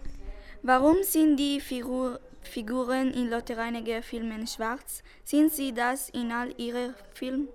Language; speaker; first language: German; non-native, learner; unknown